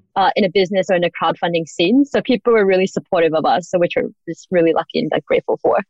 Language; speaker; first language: English; native; English